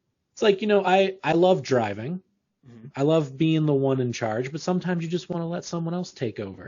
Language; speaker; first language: English; native; English